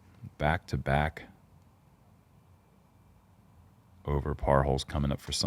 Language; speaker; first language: English; native; English